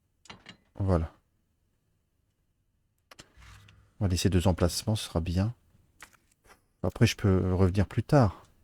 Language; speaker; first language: French; native; French